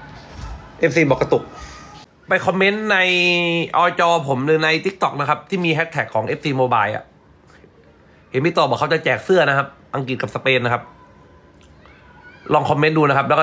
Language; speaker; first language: Thai; native; Thai